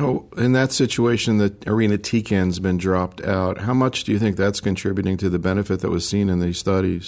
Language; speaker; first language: English; native; English